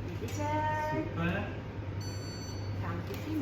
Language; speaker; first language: German; non-native, learner; Thai